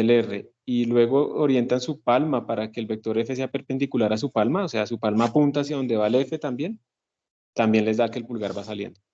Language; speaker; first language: Spanish; native; Spanish